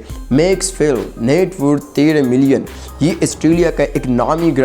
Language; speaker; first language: Hindi; native; Hindi